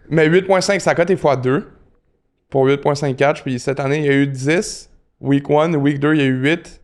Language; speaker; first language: French; native; French